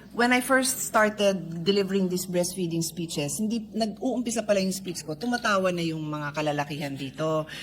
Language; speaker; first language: Filipino; native; Filipino